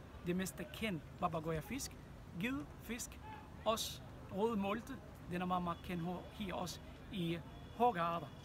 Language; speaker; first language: Danish; non-native, fluent; Arabic